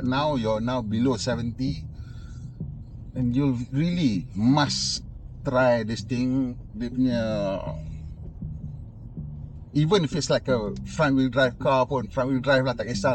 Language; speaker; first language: English; non-native, local second language; Malay